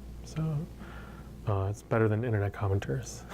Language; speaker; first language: English; native; English